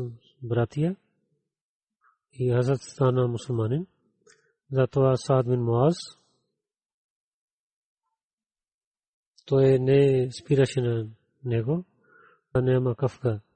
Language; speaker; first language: Bulgarian; non-native, learner; Urdu